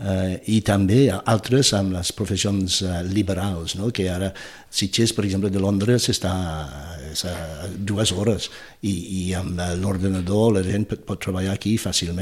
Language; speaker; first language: Catalan; non-native, fluent; English